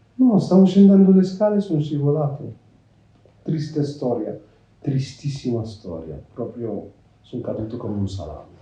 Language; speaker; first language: Italian; early bilingual, other home language; Yoruba